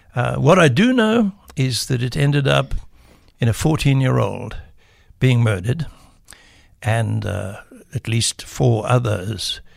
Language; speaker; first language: English; native; English